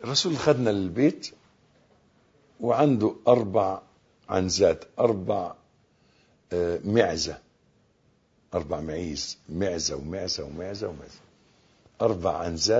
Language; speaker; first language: Arabic; native; Arabic